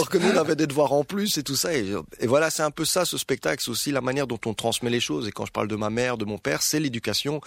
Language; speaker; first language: French; early bilingual, other home language; Arabic